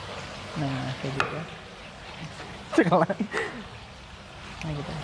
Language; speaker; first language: Indonesian; native; Indonesian